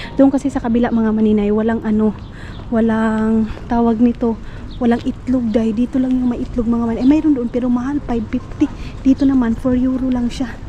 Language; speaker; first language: Filipino; non-native, local second language; Cebuano